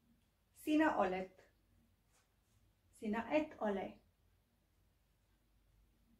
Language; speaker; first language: Finnish; non-native, learner; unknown